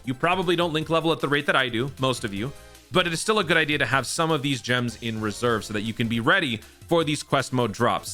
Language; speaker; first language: English; native; English